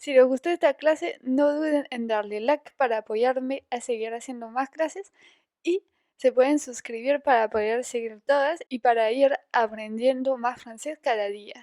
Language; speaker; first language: Spanish; non-native, fluent; French